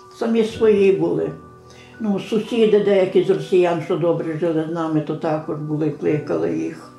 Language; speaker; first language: Ukrainian; native; Ukrainian